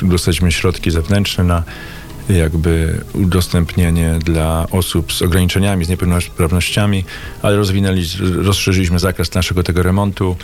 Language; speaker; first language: Polish; native; Polish